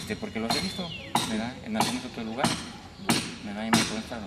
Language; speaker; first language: Spanish; native; Spanish